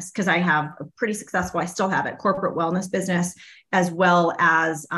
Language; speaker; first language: English; native; English